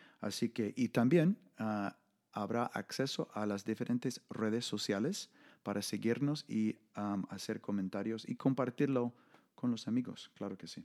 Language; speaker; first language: Spanish; non-native, fluent; English